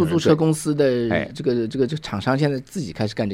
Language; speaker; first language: Chinese; native; Chinese